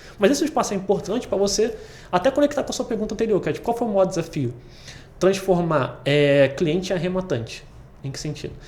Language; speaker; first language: Portuguese; native; Portuguese